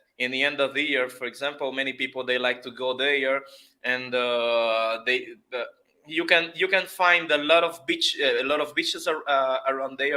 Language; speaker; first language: English; non-native, fluent; Portuguese